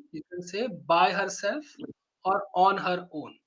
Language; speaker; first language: English; non-native, local second language; Hindi